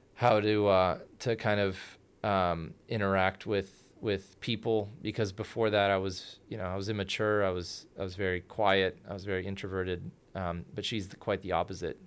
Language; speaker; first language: English; early bilingual, other home language; Spanish